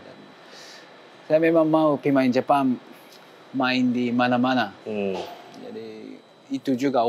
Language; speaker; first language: Indonesian; non-native, learner; Japanese